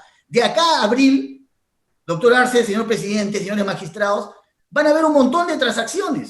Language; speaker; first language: Spanish; native; Spanish